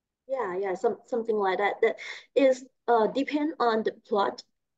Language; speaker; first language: English; non-native, learner; Thai